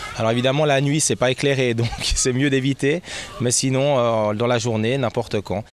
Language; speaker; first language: French; native; French